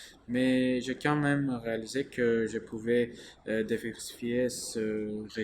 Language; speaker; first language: French; non-native, learner; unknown